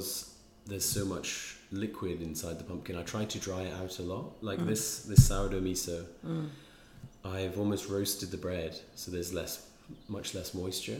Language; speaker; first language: English; native; English